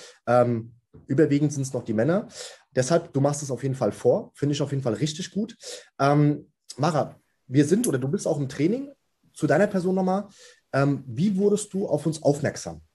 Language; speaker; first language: German; native; German